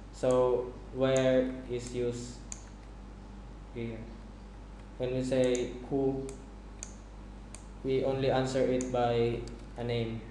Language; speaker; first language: English; non-native, fluent; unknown